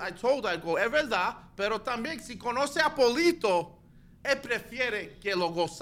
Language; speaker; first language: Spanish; early bilingual, other home language; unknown